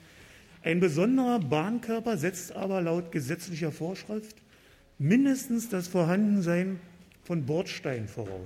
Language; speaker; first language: German; native; German